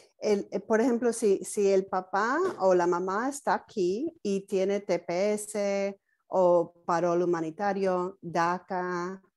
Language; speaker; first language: Spanish; non-native, fluent; English